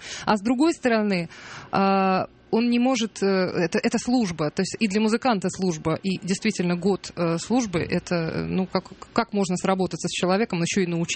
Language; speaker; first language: Russian; native; Russian